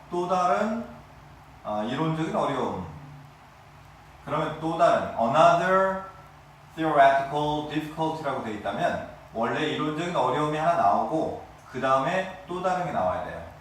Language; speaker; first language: Korean; native; Korean